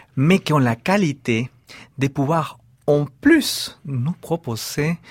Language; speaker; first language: French; non-native, fluent; Spanish